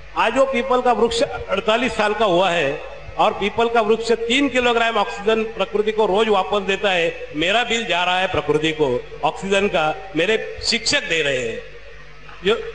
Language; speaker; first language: Hindi; non-native, local second language; Marathi